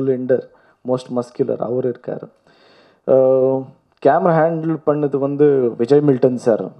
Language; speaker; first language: Tamil; non-native, learner; Kannada